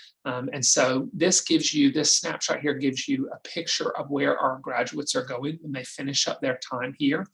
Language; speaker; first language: English; native; English